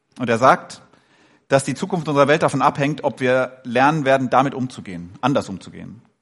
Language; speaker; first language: German; native; German